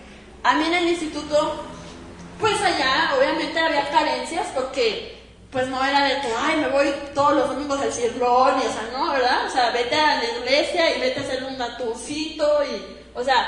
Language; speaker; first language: Spanish; native; Spanish